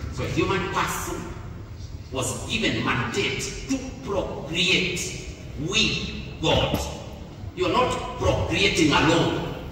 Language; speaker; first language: English; non-native, local second language; Swahili